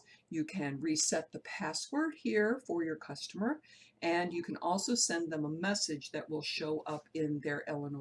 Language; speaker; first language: English; native; English